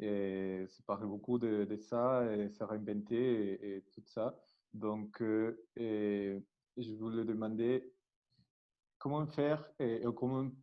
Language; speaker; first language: French; non-native, learner; Spanish